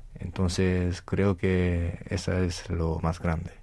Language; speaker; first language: Spanish; native; Spanish